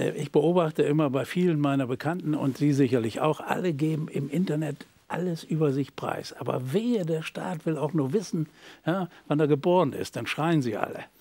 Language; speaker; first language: German; native; German